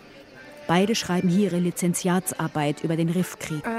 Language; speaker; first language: German; native; German